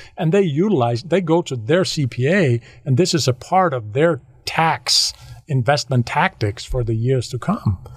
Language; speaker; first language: English; non-native, fluent; Danish